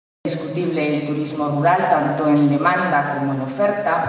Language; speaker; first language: Spanish; native; Spanish